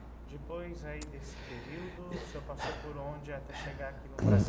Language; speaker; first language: Portuguese; native; Portuguese